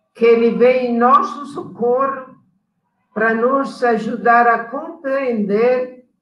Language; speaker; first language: Portuguese; non-native, fluent; Italian